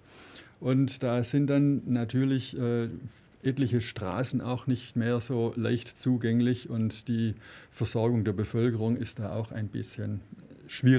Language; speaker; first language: German; native; German